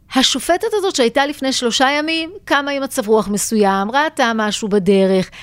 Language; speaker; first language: Hebrew; native; Hebrew